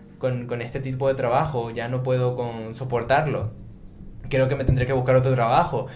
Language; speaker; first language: Spanish; native; Spanish